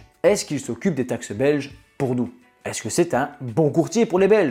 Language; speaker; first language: French; native; French